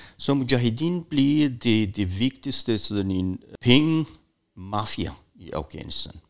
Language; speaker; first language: Danish; non-native, fluent; Persian